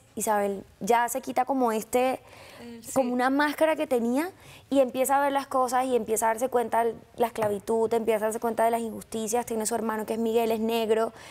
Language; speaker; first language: Spanish; native; Spanish